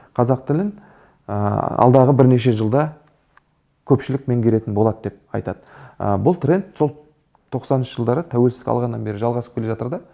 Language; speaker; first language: Kazakh; native; Kazakh